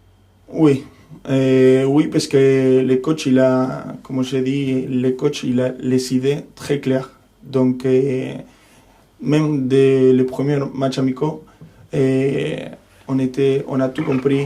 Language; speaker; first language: French; non-native, fluent; Spanish